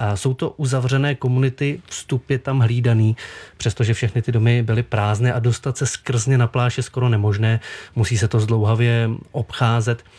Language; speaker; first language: Czech; native; Czech